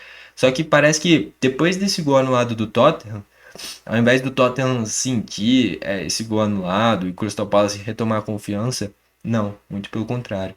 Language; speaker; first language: Portuguese; native; Portuguese